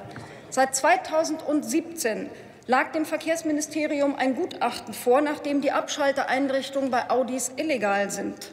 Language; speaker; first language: German; native; German